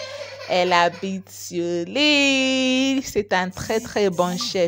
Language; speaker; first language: French; non-native, fluent; English